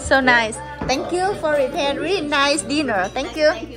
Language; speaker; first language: English; non-native, learner; Vietnamese